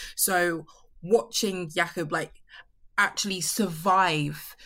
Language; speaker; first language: English; early bilingual, other home language; Yoruba